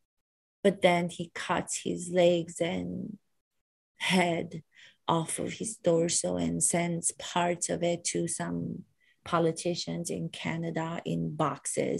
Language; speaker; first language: English; non-native, fluent; Romanian